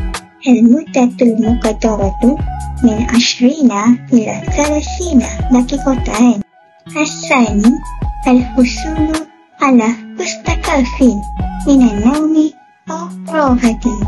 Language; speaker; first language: Arabic; non-native, learner; Malay